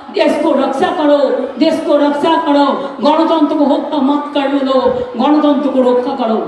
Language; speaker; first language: Hindi; non-native, local second language; Bangla